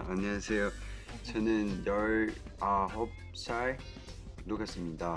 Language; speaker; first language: Korean; non-native, learner; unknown